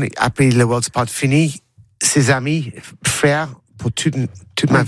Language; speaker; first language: French; non-native, learner; English